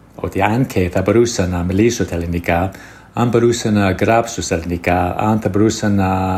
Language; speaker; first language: Greek; non-native, fluent; English